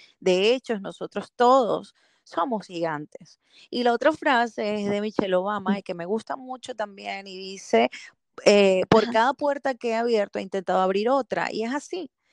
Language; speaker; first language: Spanish; native; Spanish